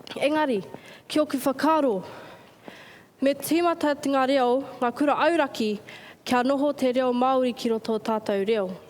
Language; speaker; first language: Māori; native; Māori